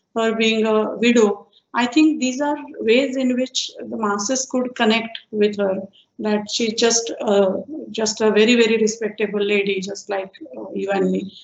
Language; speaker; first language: English; non-native, local second language; Marathi